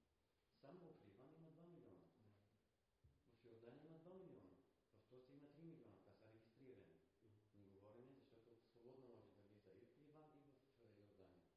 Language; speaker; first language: Bulgarian; non-native, fluent; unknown